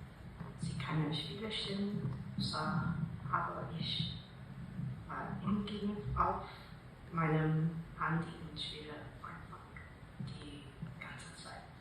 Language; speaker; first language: German; non-native, learner; English